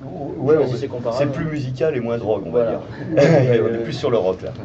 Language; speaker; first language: French; native; French